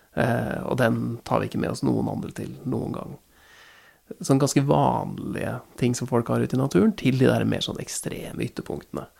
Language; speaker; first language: Norwegian; native; Norwegian